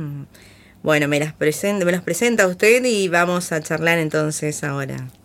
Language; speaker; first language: Spanish; native; Spanish